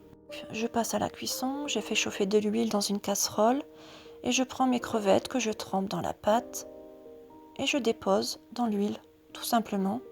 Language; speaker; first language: French; native; French